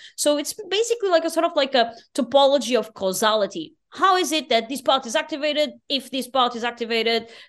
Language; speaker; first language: English; non-native, fluent; Portuguese